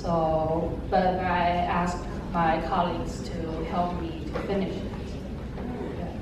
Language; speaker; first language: English; non-native, fluent; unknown